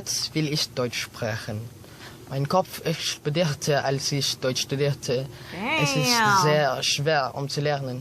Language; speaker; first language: German; non-native, learner; Filipino